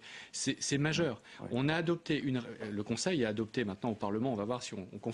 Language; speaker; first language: French; native; French